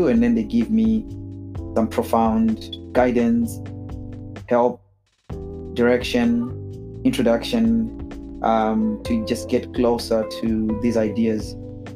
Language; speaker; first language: English; non-native, local second language; Shona